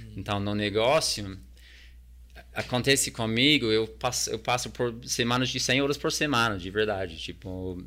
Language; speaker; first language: Portuguese; non-native, fluent; English